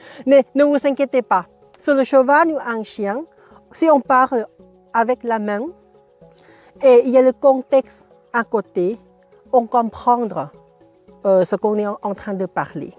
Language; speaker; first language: French; non-native, fluent; Thai